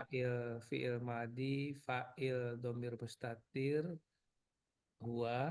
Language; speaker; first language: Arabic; non-native, learner; Indonesian